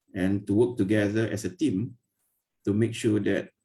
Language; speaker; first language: English; non-native, local second language; Malay